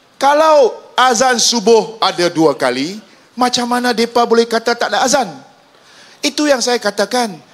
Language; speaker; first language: Malay; non-native, local second language; Min Nan Chinese